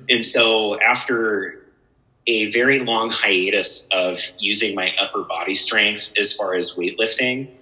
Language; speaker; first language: English; native; English